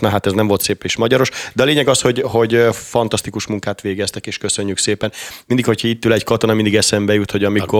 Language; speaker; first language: Hungarian; native; Hungarian